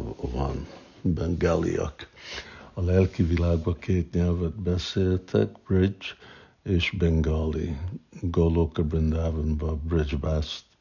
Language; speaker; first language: Hungarian; non-native, fluent; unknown